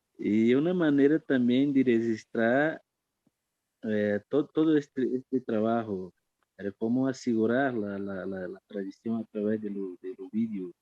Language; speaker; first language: Spanish; non-native, fluent; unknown